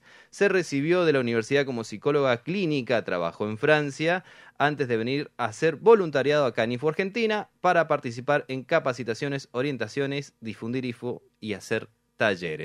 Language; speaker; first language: Spanish; native; Spanish